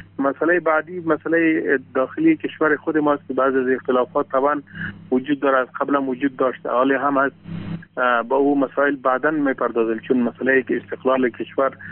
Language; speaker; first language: Persian; non-native, local second language; Pashto